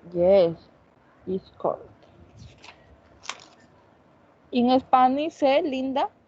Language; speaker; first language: English; non-native, fluent; Spanish